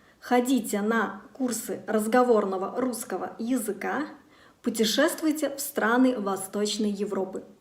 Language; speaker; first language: Russian; native; Russian